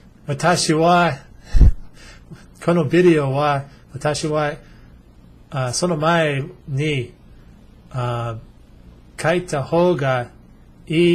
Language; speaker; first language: Japanese; non-native, learner; English